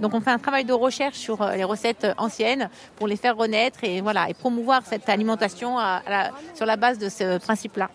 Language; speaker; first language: French; native; French